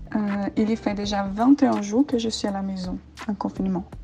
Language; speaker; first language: French; non-native, learner; Portuguese